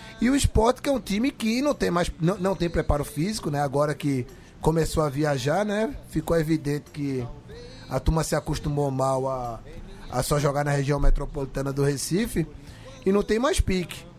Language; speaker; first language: Portuguese; native; Portuguese